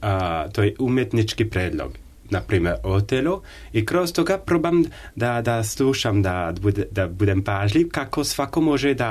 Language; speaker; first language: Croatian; non-native, learner; French